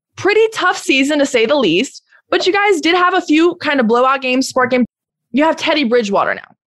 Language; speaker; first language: English; native; English